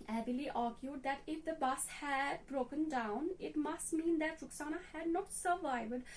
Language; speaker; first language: English; non-native, local second language; Hindi